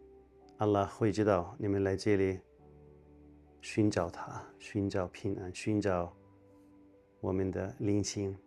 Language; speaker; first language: Chinese; non-native, fluent; Arabic